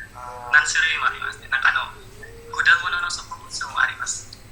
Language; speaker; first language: Japanese; non-native, learner; Indonesian